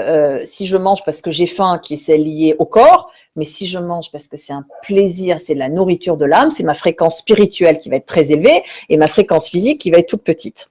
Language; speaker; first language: French; native; French